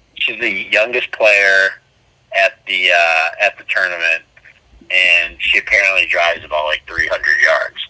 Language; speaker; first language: English; native; English